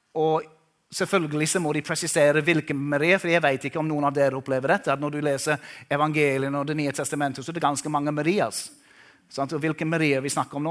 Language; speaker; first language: Norwegian; non-native, fluent; English